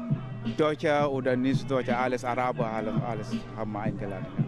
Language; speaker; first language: German; non-native, learner; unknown